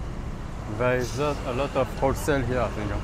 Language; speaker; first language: English; non-native, fluent; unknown